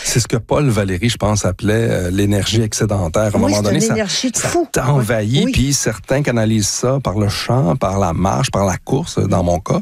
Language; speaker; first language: French; native; French